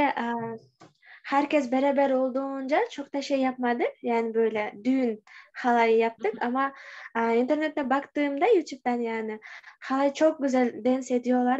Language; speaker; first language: Turkish; non-native, learner; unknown